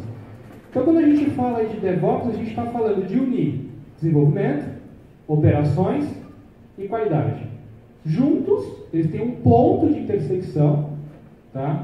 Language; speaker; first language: Portuguese; native; Portuguese